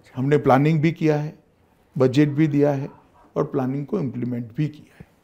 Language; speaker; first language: Hindi; non-native, local second language; Gujarati